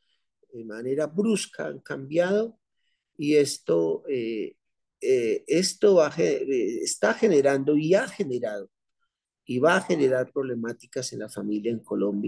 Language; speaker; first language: Spanish; native; Spanish